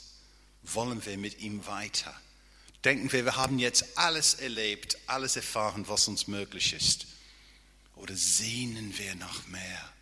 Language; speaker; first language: German; non-native, fluent; English